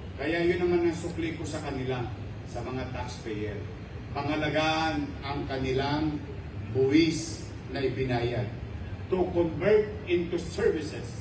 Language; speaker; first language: Filipino; native; Filipino